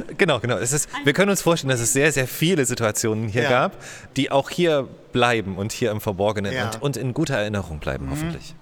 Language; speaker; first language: German; native; German